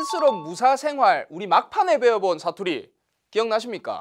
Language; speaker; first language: Korean; native; Korean